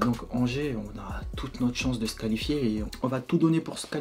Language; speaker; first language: French; native; French